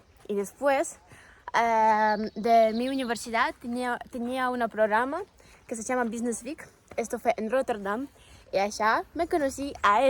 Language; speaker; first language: Spanish; non-native, fluent; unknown